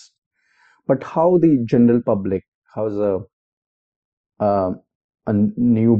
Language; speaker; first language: English; non-native, local second language; Hindi